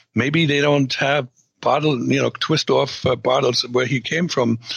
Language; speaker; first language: English; non-native, fluent; German